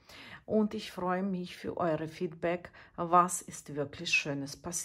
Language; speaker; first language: German; non-native, fluent; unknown